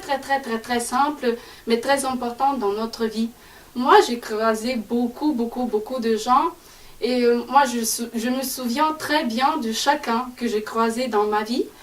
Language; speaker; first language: French; non-native, fluent; Ukrainian